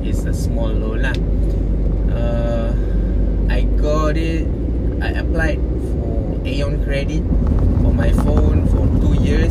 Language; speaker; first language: English; non-native, local second language; Malay